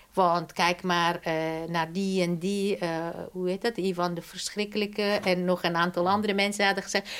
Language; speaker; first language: Dutch; non-native, fluent; Persian